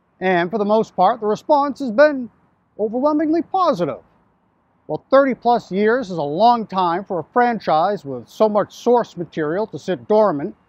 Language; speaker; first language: English; native; English